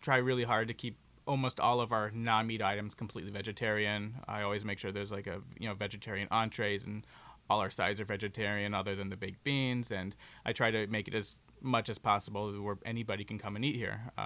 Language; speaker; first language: English; native; English